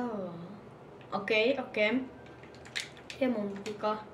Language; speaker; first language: Finnish; early bilingual, other home language; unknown